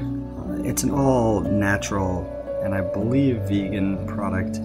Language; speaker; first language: English; native; English